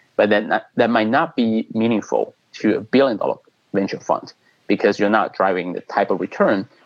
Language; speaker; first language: English; non-native, fluent; Chinese